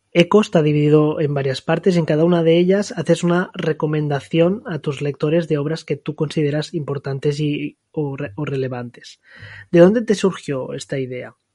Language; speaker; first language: Spanish; non-native, local second language; Catalan